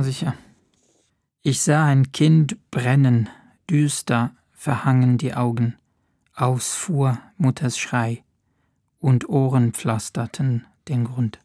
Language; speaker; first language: German; non-native, fluent; Arabic